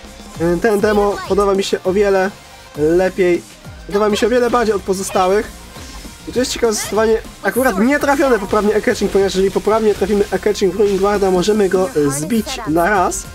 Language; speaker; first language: Polish; native; Polish